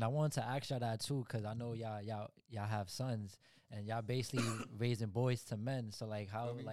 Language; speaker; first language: English; native; English